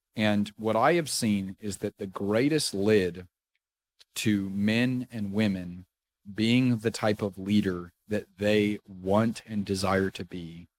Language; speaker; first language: English; native; English